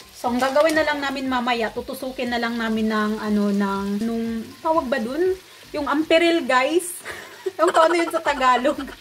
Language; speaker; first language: Filipino; non-native, local second language; Cebuano